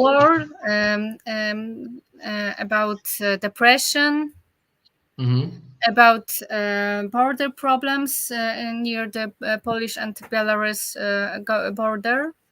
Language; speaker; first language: English; non-native, learner; Polish